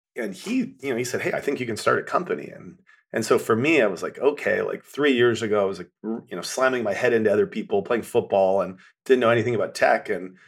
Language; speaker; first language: English; native; English